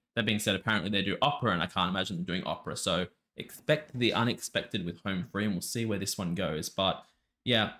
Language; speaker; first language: English; native; English